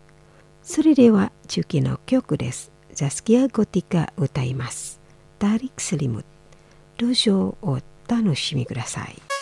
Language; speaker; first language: Japanese; non-native, fluent; Indonesian